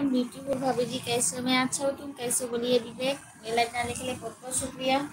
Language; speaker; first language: Hindi; non-native, local second language; Bangla